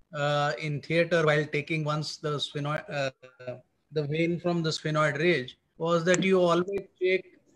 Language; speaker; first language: English; non-native, fluent; Russian